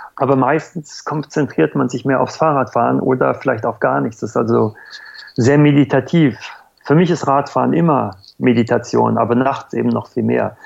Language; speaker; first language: German; native; German